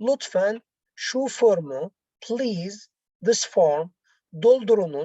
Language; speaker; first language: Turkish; non-native, learner; Arabic